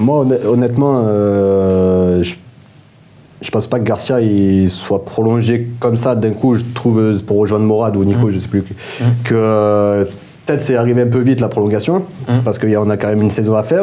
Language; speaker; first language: French; native; French